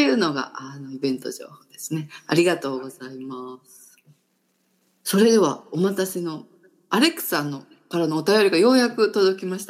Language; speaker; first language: Japanese; native; Japanese